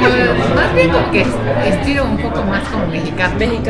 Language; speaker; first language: Spanish; non-native, fluent; Japanese